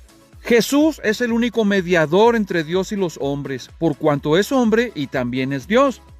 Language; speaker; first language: Spanish; native; Spanish